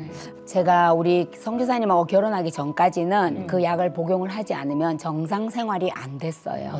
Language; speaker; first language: Korean; native; Korean